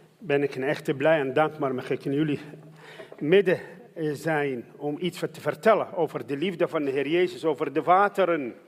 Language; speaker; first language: Dutch; non-native, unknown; Arabic